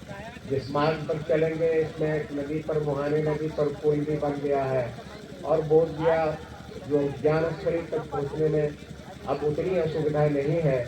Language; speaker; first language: Hindi; native; Hindi